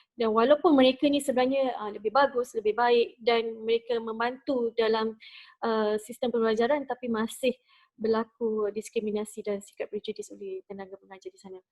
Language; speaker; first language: Malay; native; Malay